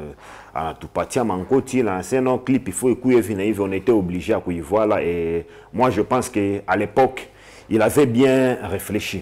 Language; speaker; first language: French; non-native, local second language; Swahili